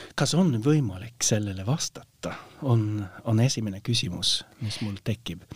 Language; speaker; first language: Estonian; non-native, fluent; Norwegian